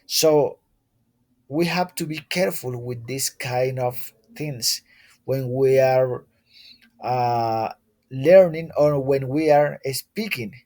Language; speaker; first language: English; non-native, learner; Spanish